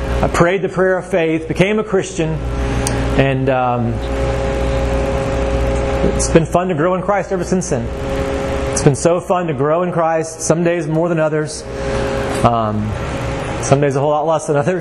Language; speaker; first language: English; native; English